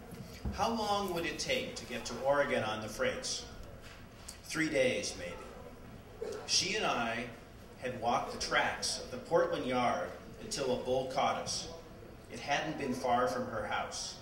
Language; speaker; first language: English; native; English